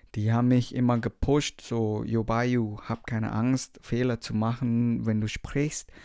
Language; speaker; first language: German; non-native, fluent; Indonesian